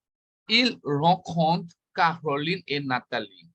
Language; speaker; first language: French; non-native, fluent; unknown